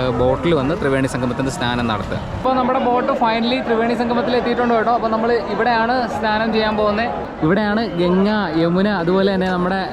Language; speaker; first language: Malayalam; native; Malayalam